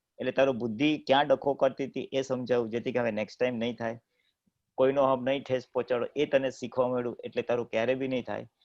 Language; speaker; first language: Gujarati; native; Gujarati